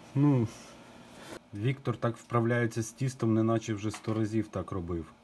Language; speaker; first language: Ukrainian; non-native, local second language; Russian